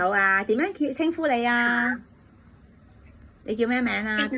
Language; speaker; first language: Cantonese; native; Cantonese